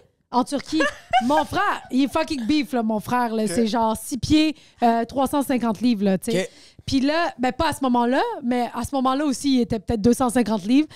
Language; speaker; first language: French; native; French